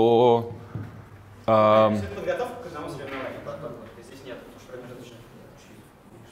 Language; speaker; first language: Russian; native; Russian